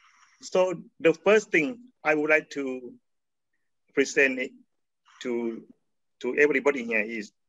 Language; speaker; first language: English; non-native, learner; Thai